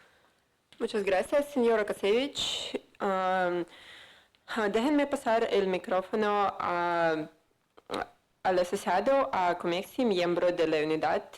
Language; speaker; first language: Spanish; non-native, fluent; Russian